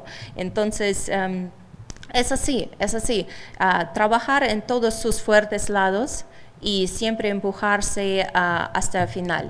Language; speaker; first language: Spanish; non-native, fluent; Russian